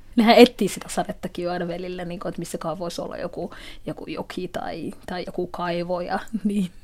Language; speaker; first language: Finnish; non-native, fluent; Somali